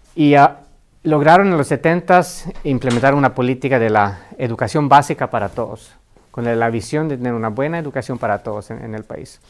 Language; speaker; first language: Spanish; non-native, fluent; Finnish